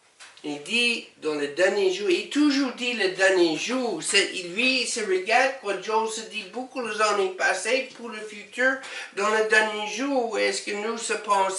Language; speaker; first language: French; non-native, learner; English